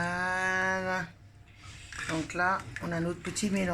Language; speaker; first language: French; native; French